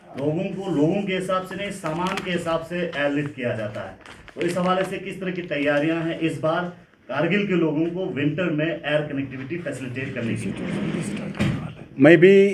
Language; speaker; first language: Hindi; non-native, local second language; Telugu